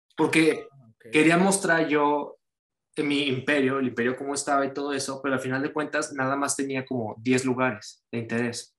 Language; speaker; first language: Spanish; native; Spanish